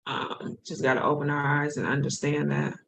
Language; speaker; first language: English; native; English